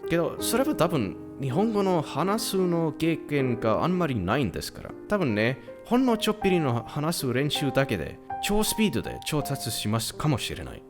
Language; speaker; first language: Japanese; non-native, learner; Estonian